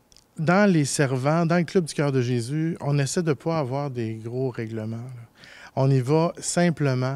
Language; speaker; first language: French; native; French